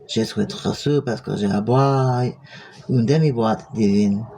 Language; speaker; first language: French; non-native, learner; English